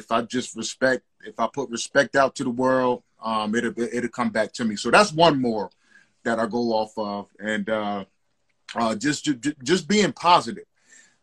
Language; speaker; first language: English; native; English